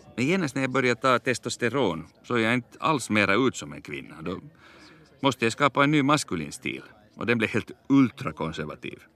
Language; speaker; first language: Swedish; native; Swedish